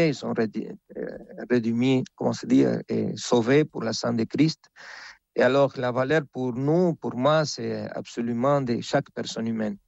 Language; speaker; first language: French; non-native, fluent; Spanish